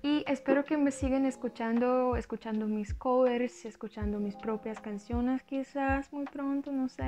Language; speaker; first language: Spanish; non-native, learner; Russian